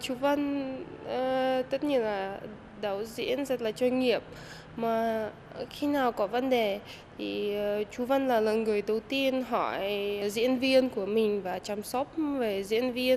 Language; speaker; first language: Vietnamese; non-native, fluent; Russian